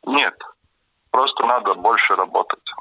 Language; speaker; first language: Russian; non-native, local second language; Latvian